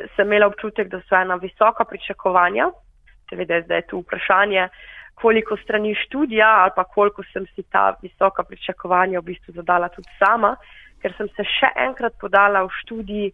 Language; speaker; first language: Slovenian; native; Slovenian